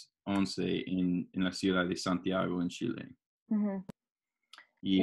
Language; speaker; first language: Spanish; non-native, learner; English